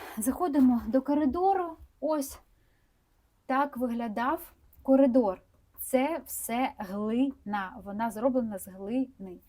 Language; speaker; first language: Ukrainian; non-native, local second language; Russian